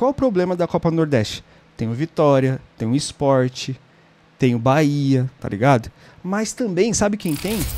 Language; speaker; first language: Portuguese; native; Portuguese